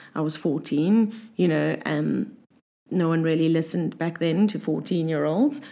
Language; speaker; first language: English; native; English